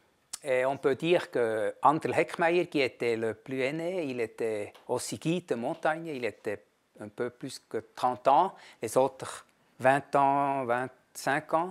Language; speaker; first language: French; non-native, fluent; German